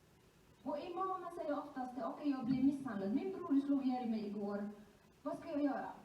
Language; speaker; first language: Swedish; non-native, fluent; Somali